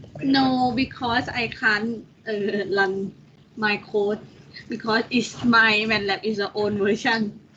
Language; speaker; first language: English; non-native, learner; Thai